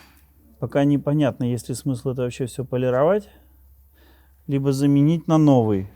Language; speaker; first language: Russian; native; Russian